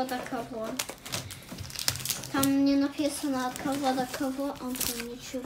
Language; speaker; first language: Russian; early bilingual, heritage; Russian